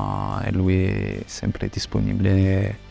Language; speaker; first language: Italian; non-native, fluent; French